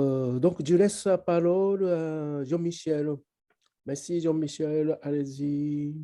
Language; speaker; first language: French; non-native, learner; Japanese